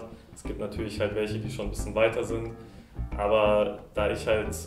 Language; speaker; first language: German; native; German